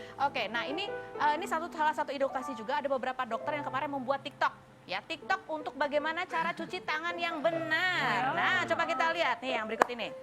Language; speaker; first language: Indonesian; native; Indonesian